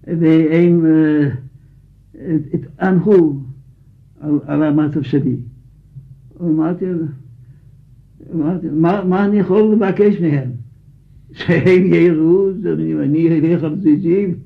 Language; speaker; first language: Hebrew; non-native, fluent; Yiddish